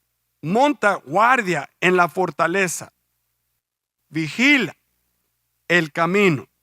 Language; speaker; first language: Spanish; early bilingual, heritage; Spanish